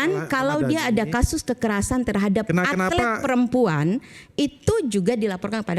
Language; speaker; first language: Indonesian; native; Indonesian